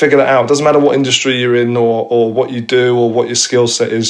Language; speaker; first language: English; native; English